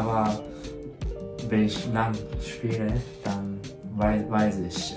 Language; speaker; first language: German; non-native, learner; Japanese